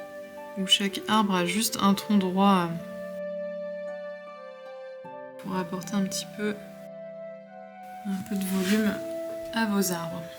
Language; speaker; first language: French; native; French